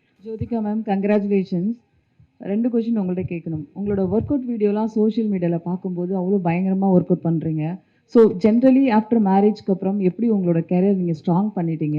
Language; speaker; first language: Tamil; native; Tamil